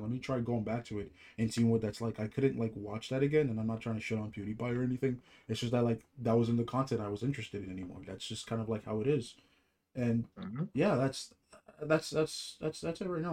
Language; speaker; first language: English; non-native, local second language; Yoruba